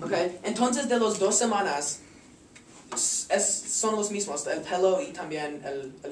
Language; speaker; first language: Spanish; non-native, learner; English